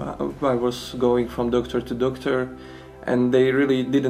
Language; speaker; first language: English; non-native, fluent; Slovak